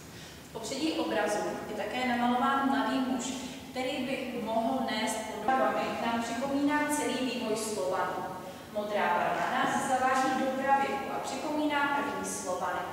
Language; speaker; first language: Czech; native; Czech